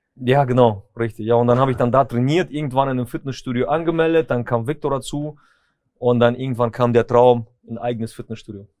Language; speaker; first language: German; early bilingual, other home language; Russian